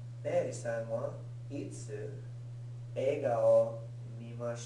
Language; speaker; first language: Japanese; non-native, learner; English